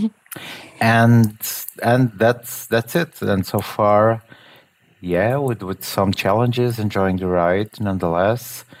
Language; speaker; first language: English; non-native, fluent; Portuguese